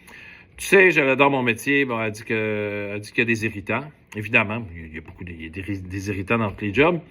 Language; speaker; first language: French; native; French